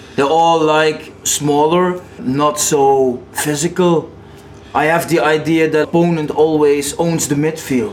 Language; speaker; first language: English; non-native, fluent; Dutch